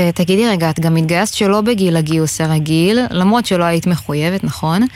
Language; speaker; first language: Hebrew; native; Hebrew